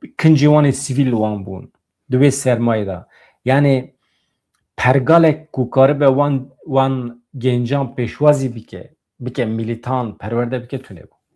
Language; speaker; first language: Kurdish; native; Kurdish